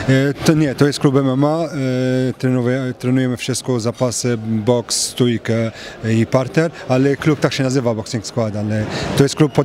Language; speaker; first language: Polish; non-native, learner; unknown